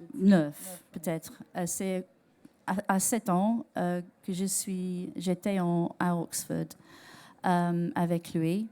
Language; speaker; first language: French; non-native, learner; English